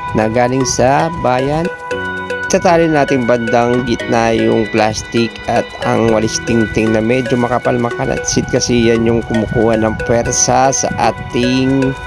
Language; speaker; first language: Filipino; non-native, local second language; Pangasinan